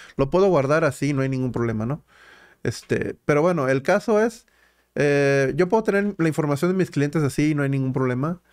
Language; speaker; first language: Spanish; native; Spanish